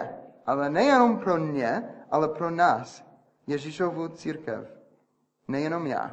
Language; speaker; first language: Czech; non-native, fluent; English